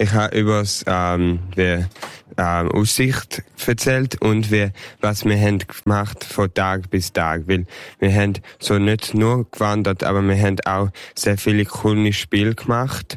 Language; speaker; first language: German; early bilingual, heritage; English